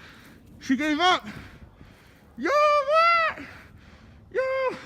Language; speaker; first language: English; native; English